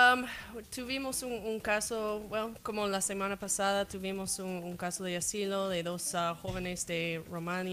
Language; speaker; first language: Spanish; non-native, fluent; English